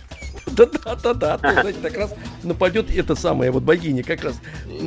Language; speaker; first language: Russian; native; Russian